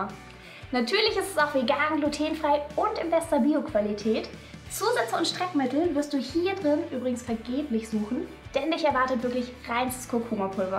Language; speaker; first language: German; native; German